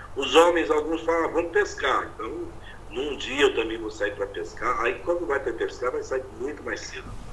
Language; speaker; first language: Portuguese; native; Portuguese